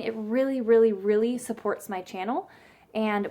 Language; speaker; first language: English; native; English